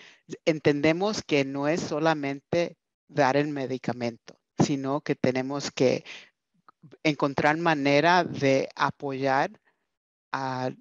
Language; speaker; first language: Spanish; early bilingual, heritage; Spanish